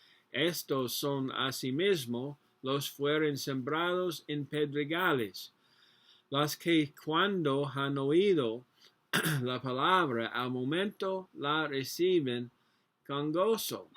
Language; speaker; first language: Spanish; non-native, learner; English